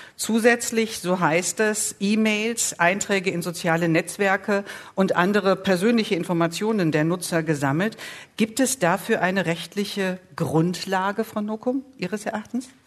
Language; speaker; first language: German; native; German